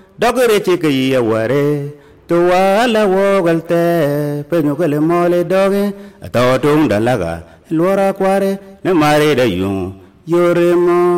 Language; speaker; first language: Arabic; non-native, local second language; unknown